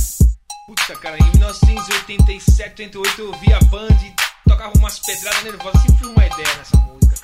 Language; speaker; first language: Portuguese; native; Portuguese